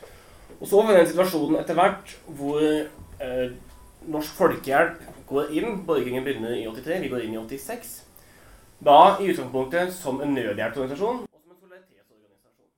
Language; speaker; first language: Norwegian; native; Norwegian